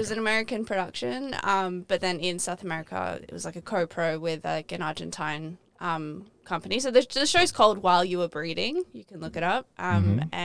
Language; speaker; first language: English; native; English